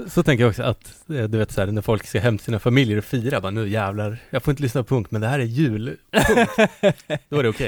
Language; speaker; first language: Swedish; native; Swedish